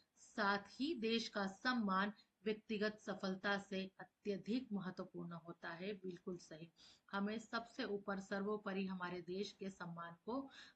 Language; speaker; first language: Hindi; native; Hindi